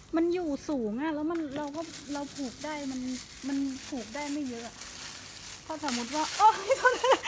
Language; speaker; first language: Thai; native; Thai